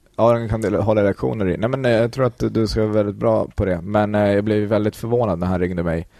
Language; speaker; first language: Swedish; early bilingual, other home language; Kurdish